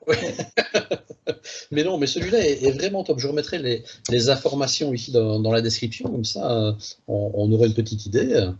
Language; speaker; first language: French; native; French